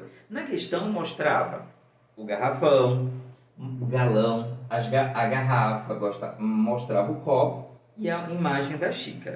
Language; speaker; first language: Portuguese; native; Portuguese